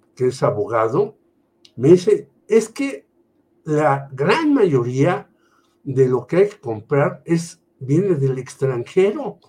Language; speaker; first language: Spanish; native; Spanish